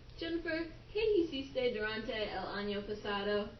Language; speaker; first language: Spanish; non-native, learner; English